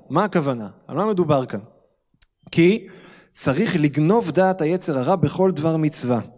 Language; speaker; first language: Hebrew; native; Hebrew